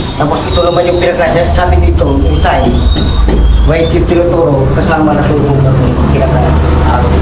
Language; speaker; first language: Filipino; non-native, local second language; Iloko